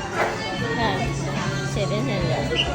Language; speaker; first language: Chinese; non-native, learner; Indonesian